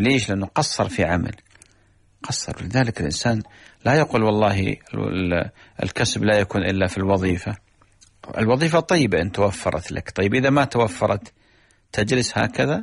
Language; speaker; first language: Arabic; native; Arabic